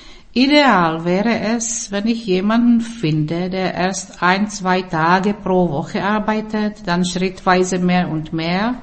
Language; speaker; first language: German; non-native, fluent; Czech